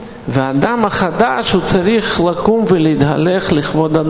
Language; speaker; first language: Hebrew; non-native, fluent; Russian